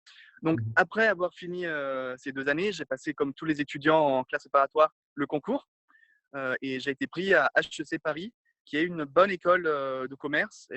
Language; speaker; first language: French; non-native, fluent; Italian